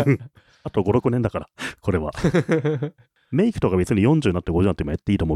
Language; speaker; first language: Japanese; native; Japanese